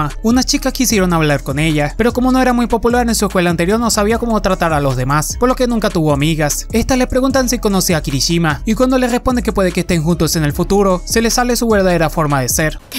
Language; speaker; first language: Spanish; native; Spanish